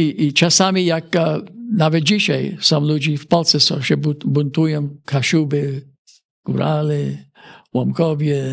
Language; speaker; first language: Polish; early bilingual, heritage; Polish